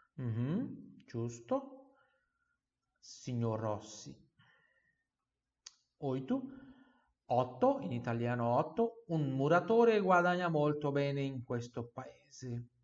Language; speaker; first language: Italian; non-native, fluent; Portuguese